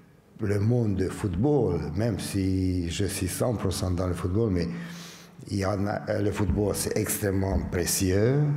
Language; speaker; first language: French; non-native, fluent; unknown